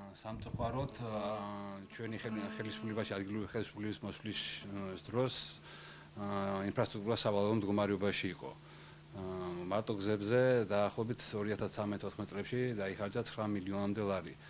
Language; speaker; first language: Georgian; native; Georgian